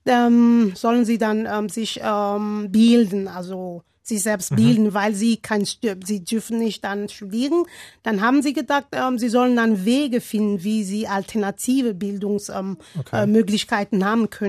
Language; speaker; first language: German; non-native, learner; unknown